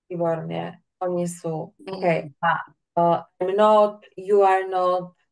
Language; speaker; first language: English; non-native, fluent; Slovak